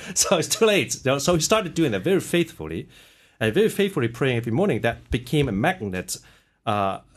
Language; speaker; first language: English; early bilingual, other home language; Cantonese